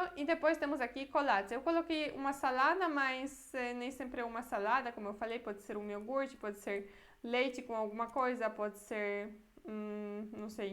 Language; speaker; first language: Portuguese; non-native, fluent; Polish